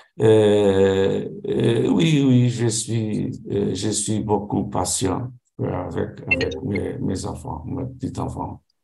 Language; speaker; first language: French; non-native, learner; Portuguese